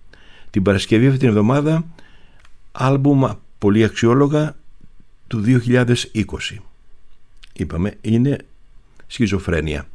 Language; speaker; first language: Greek; native; Greek